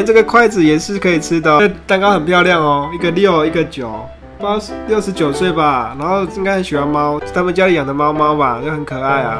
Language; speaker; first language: Chinese; native; Chinese